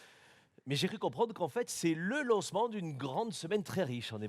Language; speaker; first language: French; native; French